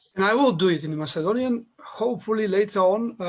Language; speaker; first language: English; non-native, fluent; Macedonian